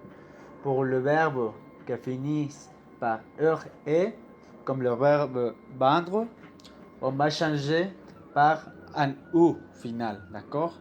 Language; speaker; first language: French; non-native, learner; Spanish